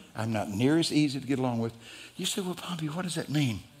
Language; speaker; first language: English; native; English